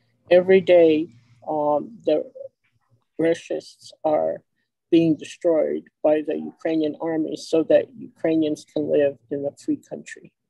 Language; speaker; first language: English; early bilingual, other home language; Ukrainian